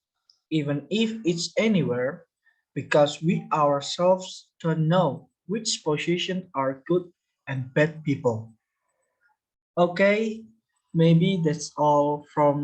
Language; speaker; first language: English; non-native, learner; Indonesian